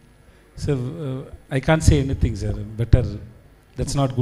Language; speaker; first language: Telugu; non-native, learner; Tamil